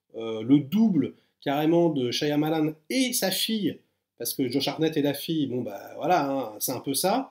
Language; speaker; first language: French; native; French